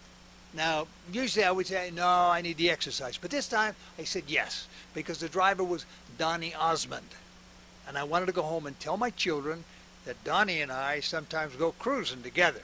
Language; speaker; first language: English; native; English